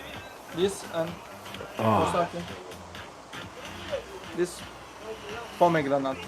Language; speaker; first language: English; non-native, learner; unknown